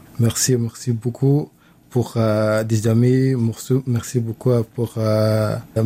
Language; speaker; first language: French; non-native, learner; Arabic